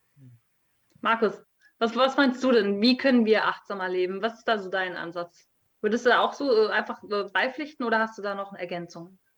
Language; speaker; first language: German; native; German